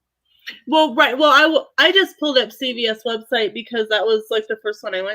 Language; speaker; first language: English; native; English